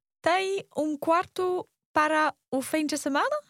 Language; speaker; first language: Portuguese; non-native, learner; English